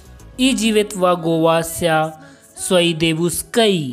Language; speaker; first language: Russian; non-native, learner; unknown